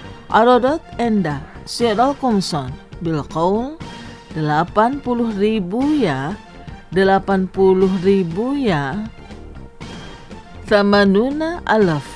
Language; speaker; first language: Arabic; non-native, fluent; Indonesian